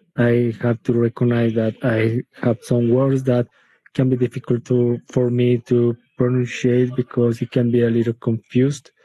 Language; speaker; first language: English; non-native, learner; Spanish